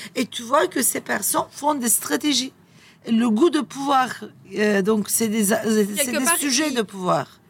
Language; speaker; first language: French; non-native, fluent; Turkish